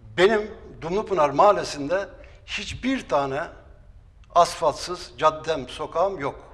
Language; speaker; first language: Turkish; native; Turkish